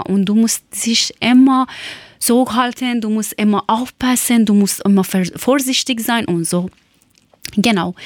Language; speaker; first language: German; non-native, learner; Persian